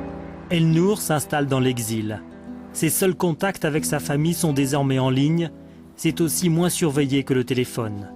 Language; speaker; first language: French; native; French